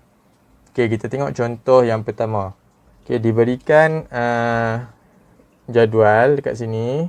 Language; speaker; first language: Malay; native; Malay